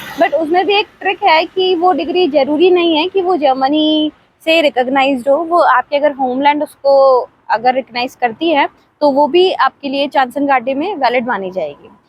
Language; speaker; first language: Hindi; native; Hindi